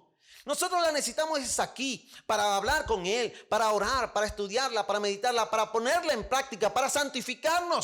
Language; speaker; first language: Spanish; native; Spanish